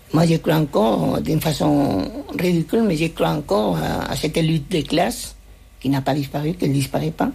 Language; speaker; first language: French; non-native, fluent; Spanish